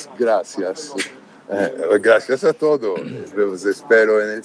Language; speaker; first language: Spanish; non-native, learner; Italian